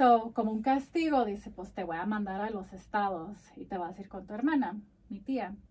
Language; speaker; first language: Spanish; early bilingual, heritage; Spanish